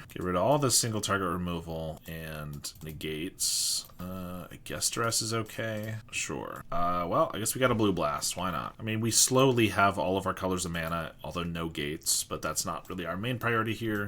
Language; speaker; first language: English; native; English